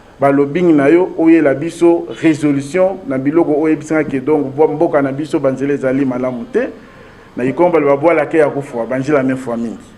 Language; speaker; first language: Lingala; non-native, local second language; Kituba (Democratic Republic of Congo)